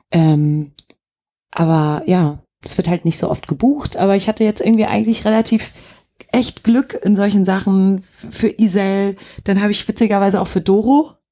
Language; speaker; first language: German; early bilingual, other home language; Turkish